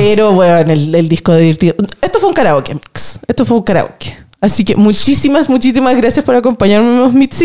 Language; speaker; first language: Spanish; native; Spanish